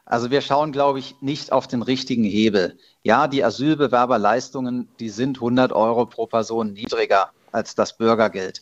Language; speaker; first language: German; native; German